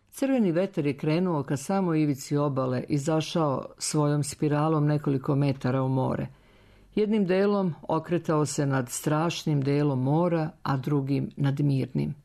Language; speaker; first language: Serbian; native; Serbian